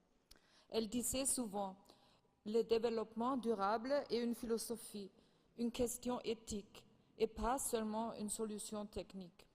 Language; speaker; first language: French; non-native, fluent; German